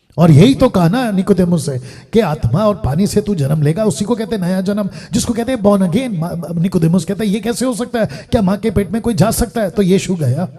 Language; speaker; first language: Hindi; non-native, local second language; Telugu